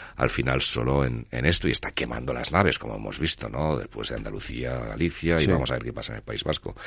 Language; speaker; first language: Spanish; non-native, local second language; Catalan